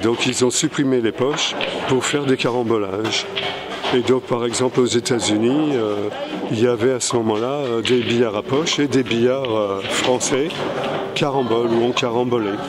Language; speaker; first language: French; native; French